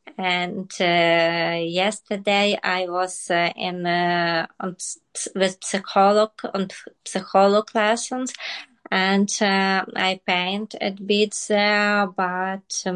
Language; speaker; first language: English; non-native, learner; Ukrainian